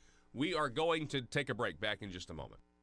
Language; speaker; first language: English; native; English